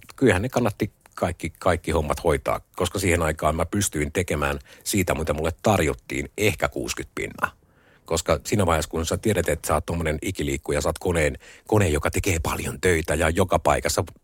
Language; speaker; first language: Finnish; native; Finnish